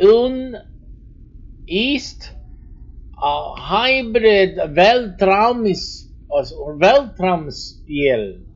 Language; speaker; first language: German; non-native, learner; English